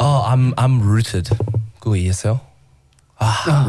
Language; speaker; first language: Korean; non-native, learner; English